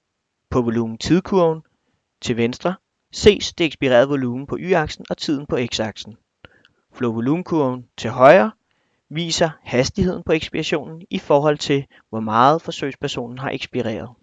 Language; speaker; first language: Danish; native; Danish